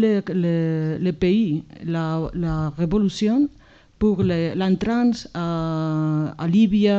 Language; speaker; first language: French; non-native, learner; Spanish